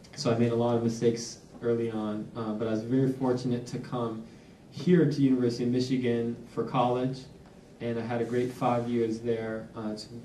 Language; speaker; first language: English; native; English